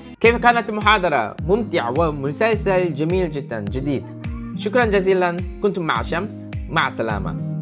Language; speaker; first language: Arabic; non-native, learner; Korean